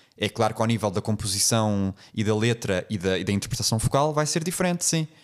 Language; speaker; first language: Portuguese; native; Portuguese